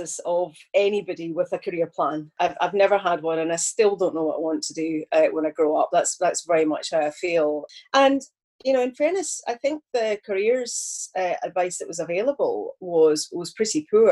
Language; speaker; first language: English; native; English